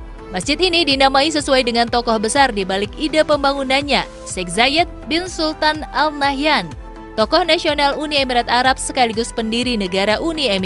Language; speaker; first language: Indonesian; native; Indonesian